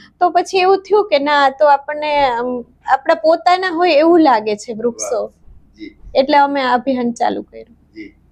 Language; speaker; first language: Gujarati; native; Gujarati